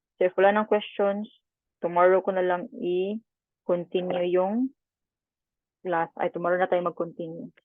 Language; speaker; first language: Filipino; non-native, local second language; Cebuano